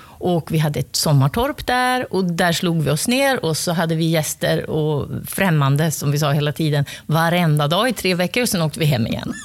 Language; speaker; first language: Swedish; native; Swedish